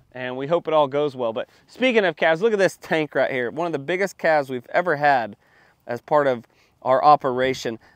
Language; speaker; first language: English; native; English